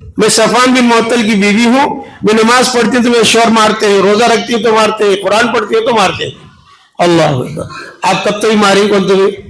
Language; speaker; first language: Urdu; native; Urdu